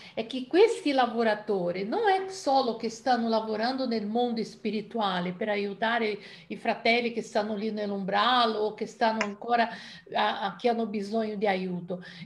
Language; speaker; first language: Italian; non-native, fluent; Portuguese